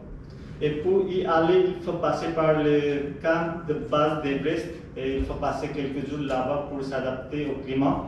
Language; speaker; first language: French; non-native, fluent; Nepali